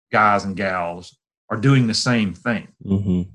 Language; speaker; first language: English; native; English